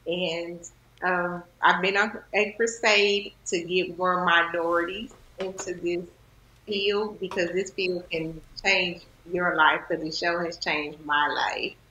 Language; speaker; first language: English; native; English